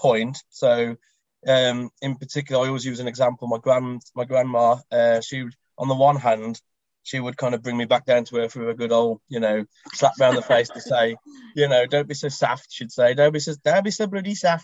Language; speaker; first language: English; native; English